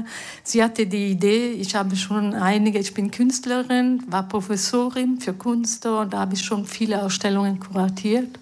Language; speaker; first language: German; non-native, fluent; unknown